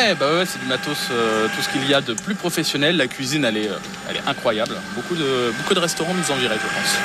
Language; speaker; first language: French; native; French